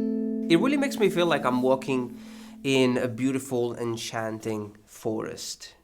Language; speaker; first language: English; non-native, fluent; Italian